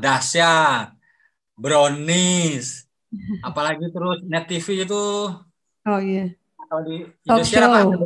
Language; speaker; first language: Indonesian; native; Indonesian